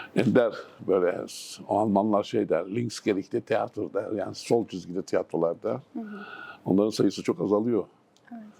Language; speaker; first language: Turkish; native; Turkish